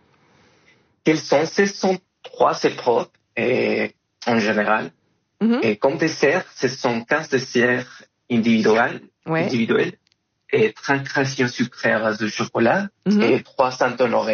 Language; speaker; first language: French; non-native, fluent; Spanish